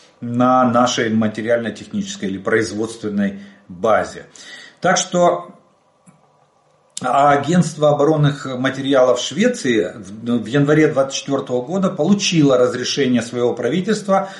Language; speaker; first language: Russian; native; Russian